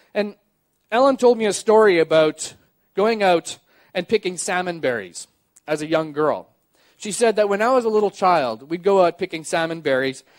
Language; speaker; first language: English; native; English